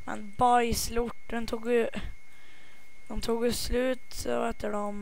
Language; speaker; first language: Swedish; native; Swedish